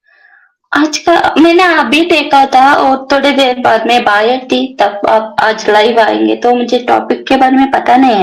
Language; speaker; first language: Hindi; non-native, local second language; Kannada